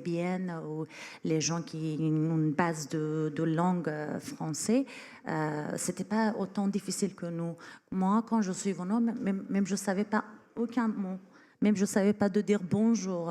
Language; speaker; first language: French; non-native, fluent; Persian